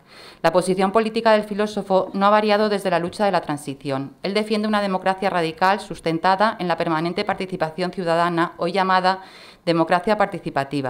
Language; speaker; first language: Spanish; native; Spanish